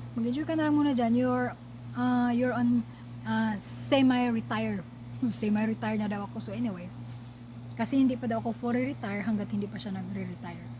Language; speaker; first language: Filipino; non-native, local second language; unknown